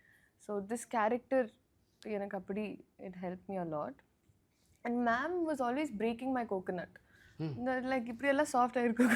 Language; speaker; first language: Tamil; non-native, learner; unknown